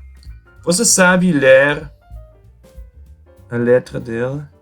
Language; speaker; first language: Portuguese; non-native, fluent; French